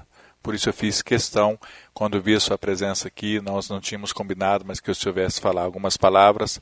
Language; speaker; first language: Portuguese; native; Portuguese